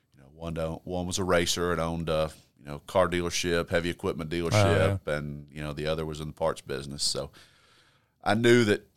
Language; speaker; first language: English; native; English